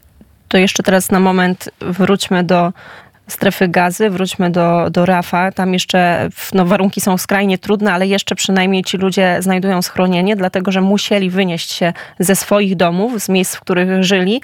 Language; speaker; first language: Polish; native; Polish